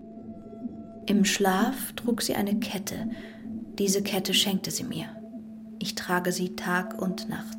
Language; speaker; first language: German; non-native, fluent; Persian